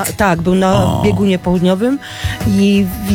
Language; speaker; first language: Polish; native; Polish